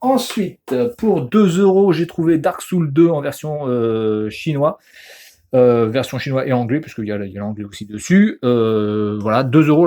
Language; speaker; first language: French; native; French